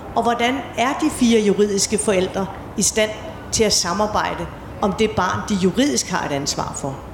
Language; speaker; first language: Danish; native; Danish